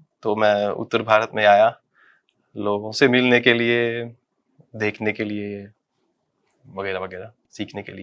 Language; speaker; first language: Hindi; non-native, fluent; Dutch